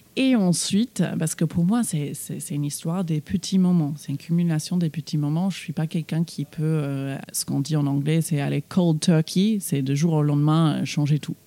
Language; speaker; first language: French; non-native, fluent; English